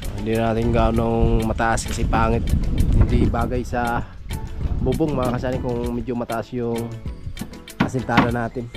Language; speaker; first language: Filipino; non-native, local second language; Cebuano